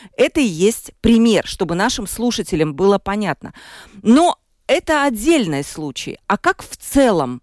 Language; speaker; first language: Russian; native; Russian